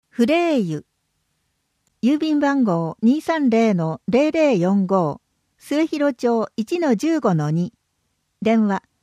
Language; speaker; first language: Japanese; native; Japanese